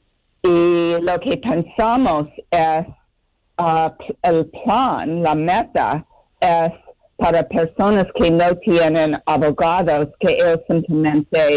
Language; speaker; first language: Spanish; non-native, learner; English